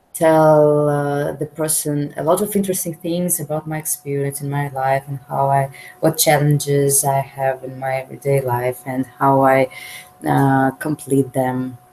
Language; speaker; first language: English; non-native, learner; Russian